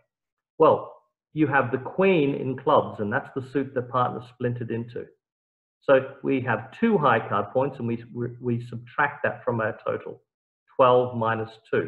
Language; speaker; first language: English; native; English